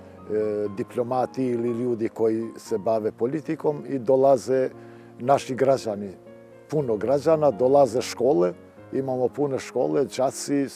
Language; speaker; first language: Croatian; non-native, local second language; Albanian